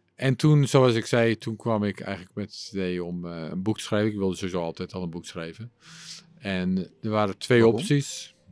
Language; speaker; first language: Dutch; non-native, local second language; English